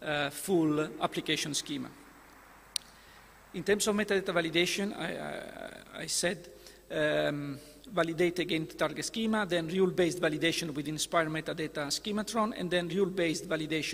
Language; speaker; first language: English; non-native, fluent; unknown